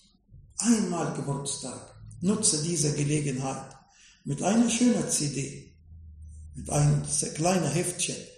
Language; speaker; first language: German; non-native, fluent; Arabic